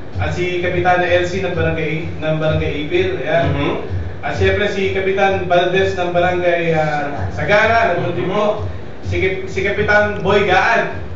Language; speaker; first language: Filipino; native; Filipino